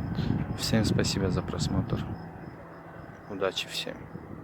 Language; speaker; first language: Russian; non-native, local second language; Tajik